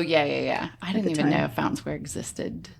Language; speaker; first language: English; native; English